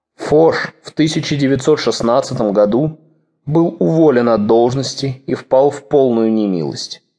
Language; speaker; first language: Russian; native; Russian